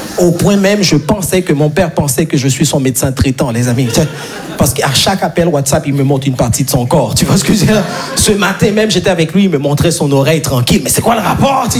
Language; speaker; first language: French; non-native, local second language; Haitian Creole